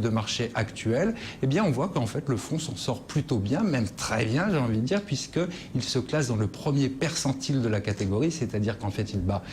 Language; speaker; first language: French; native; French